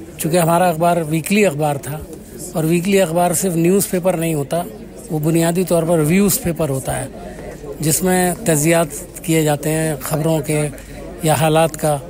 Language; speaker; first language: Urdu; native; Urdu